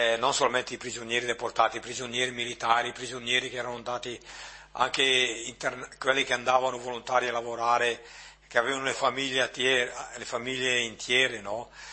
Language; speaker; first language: Italian; native; Italian